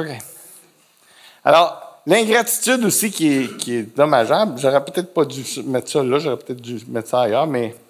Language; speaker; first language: French; native; French